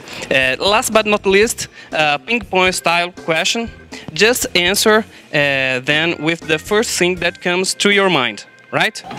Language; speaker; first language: English; non-native, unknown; Portuguese